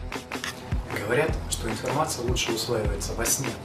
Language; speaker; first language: Russian; native; Russian